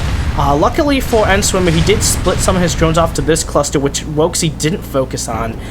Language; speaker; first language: English; native; English